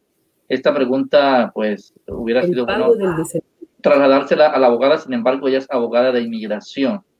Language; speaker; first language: Spanish; native; Spanish